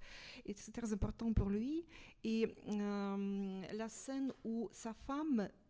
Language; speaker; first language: French; non-native, fluent; Russian